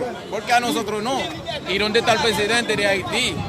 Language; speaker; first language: Spanish; non-native, fluent; Haitian Creole